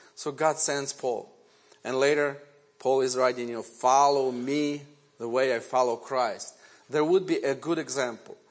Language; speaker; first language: English; non-native, fluent; Ukrainian